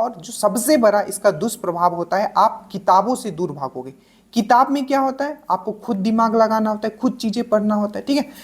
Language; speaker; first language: Hindi; native; Hindi